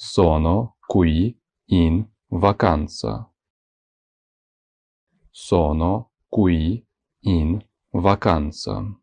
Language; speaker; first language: Italian; non-native, fluent; Ukrainian